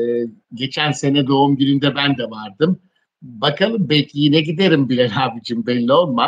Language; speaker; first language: Turkish; native; Turkish